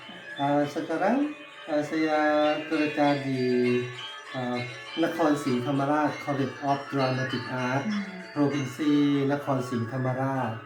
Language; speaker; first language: Indonesian; non-native, learner; Thai